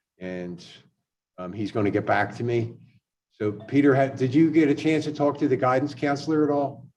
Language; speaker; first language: English; native; English